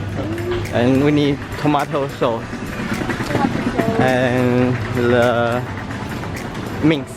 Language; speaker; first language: English; non-native, learner; Chinese